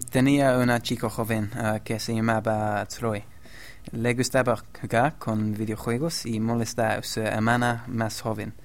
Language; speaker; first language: Spanish; non-native, learner; English